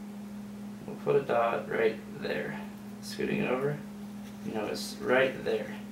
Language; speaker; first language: English; native; English